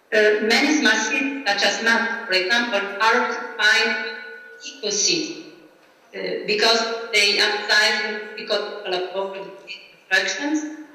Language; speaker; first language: English; non-native, learner; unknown